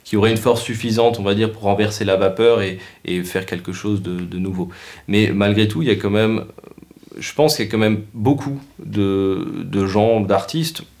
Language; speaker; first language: French; native; French